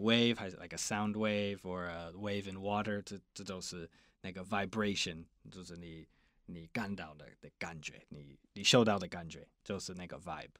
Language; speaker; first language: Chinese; non-native, fluent; English